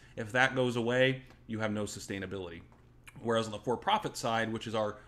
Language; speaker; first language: English; native; English